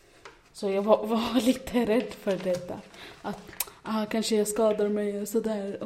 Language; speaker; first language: Swedish; non-native, fluent; Arabic